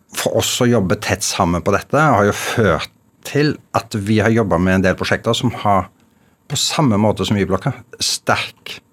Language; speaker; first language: Norwegian; native; Norwegian